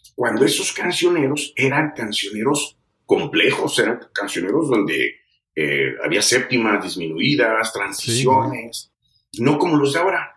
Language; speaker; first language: Spanish; native; Spanish